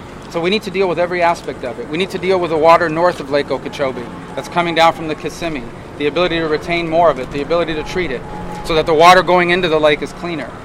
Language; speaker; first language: English; native; English